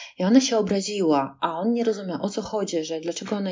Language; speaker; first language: Polish; non-native, fluent; Russian